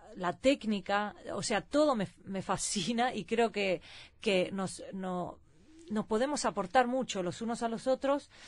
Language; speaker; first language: Spanish; early bilingual, heritage; Swedish